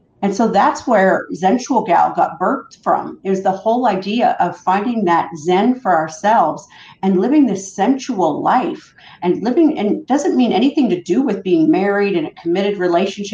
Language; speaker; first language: English; native; English